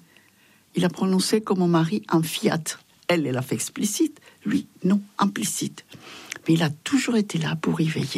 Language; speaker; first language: French; non-native, fluent; Spanish